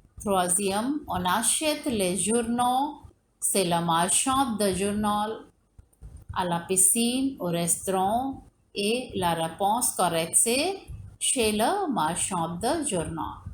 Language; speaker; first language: French; non-native, learner; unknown